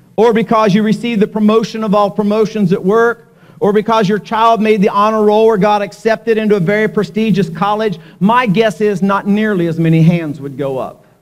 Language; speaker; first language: English; native; English